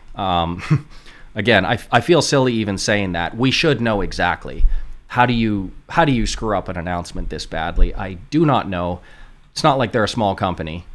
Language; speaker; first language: English; native; English